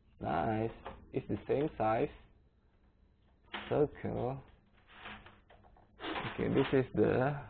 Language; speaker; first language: English; non-native, learner; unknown